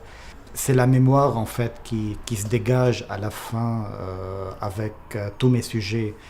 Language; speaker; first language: French; non-native, fluent; Arabic